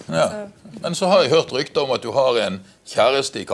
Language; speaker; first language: Norwegian; native; Norwegian